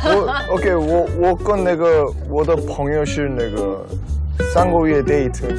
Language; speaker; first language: Chinese; non-native, learner; Korean